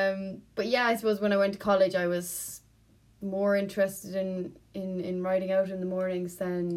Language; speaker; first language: English; native; English